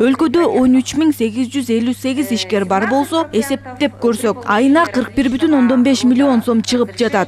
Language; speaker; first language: Kyrgyz; native; Kyrgyz